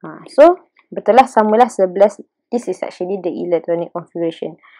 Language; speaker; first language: English; non-native, local second language; Malay